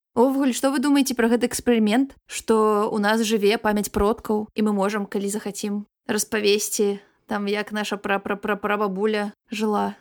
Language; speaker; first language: Belarusian; non-native, local second language; Russian